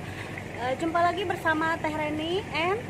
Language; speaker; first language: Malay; non-native, local second language; Sundanese